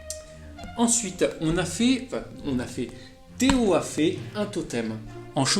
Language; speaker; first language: French; native; French